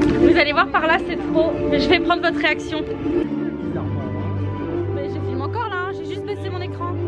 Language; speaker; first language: French; native; French